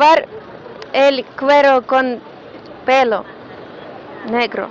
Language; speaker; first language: Spanish; non-native, fluent; Ukrainian